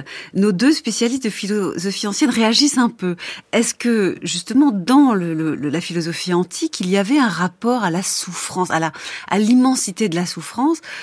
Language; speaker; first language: French; native; French